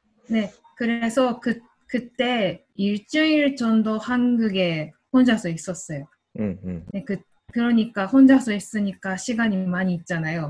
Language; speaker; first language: Korean; non-native, learner; Japanese